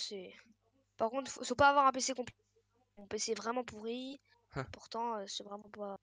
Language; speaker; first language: French; native; French